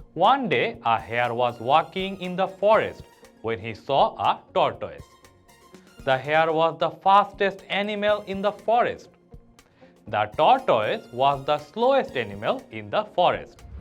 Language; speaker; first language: English; non-native, local second language; Bangla